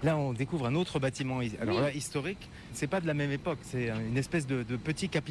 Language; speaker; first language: French; native; French